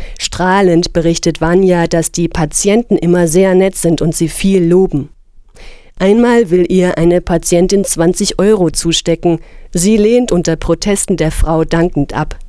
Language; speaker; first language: German; native; German